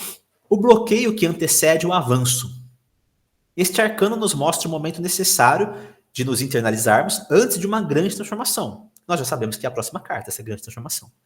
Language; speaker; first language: Portuguese; native; Portuguese